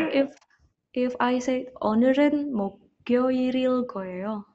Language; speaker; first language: Korean; non-native, learner; Indonesian